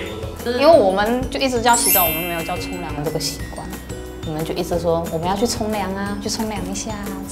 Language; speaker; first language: Chinese; native; Chinese